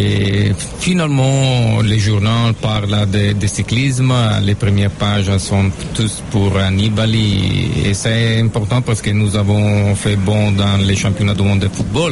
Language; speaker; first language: French; non-native, fluent; Italian